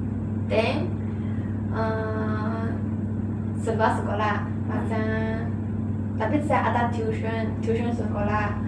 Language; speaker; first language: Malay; non-native, local second language; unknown